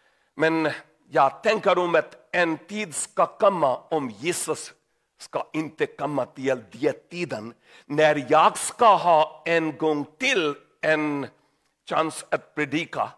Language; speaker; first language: Swedish; non-native, learner; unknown